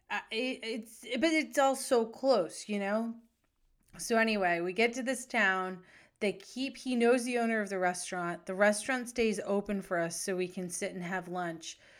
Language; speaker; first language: English; native; English